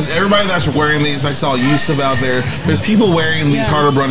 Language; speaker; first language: English; native; English